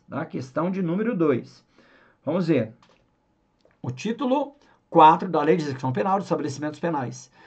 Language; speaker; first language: Portuguese; native; Portuguese